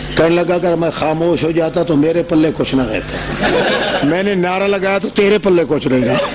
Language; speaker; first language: Urdu; non-native, local second language; Saraiki